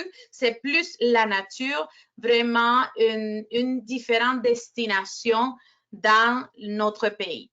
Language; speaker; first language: French; non-native, fluent; Spanish